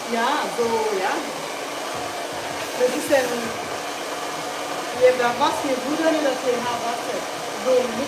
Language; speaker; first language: Dutch; non-native, fluent; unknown